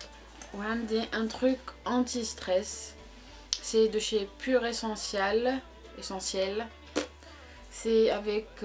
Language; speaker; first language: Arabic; early bilingual, heritage; Arabic